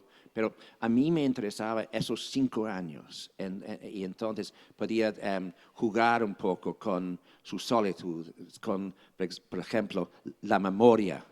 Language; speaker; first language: Spanish; non-native, fluent; English